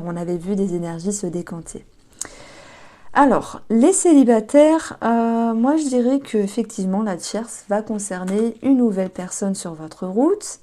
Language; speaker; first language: French; native; French